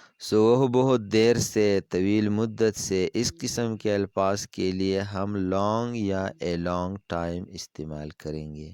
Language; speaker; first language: Urdu; non-native, local second language; Pashto